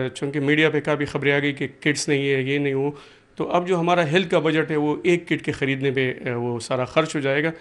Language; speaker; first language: Urdu; non-native, local second language; Punjabi